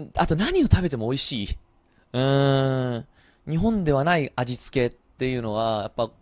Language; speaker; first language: Japanese; early bilingual, heritage; Japanese